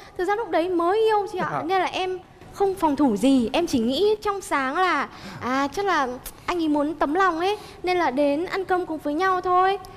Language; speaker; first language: Vietnamese; native; Vietnamese